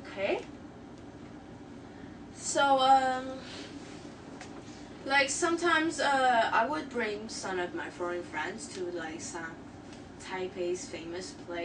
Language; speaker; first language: English; non-native, local second language; Chinese